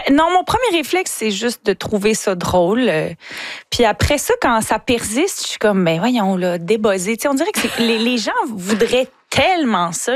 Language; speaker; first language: French; native; French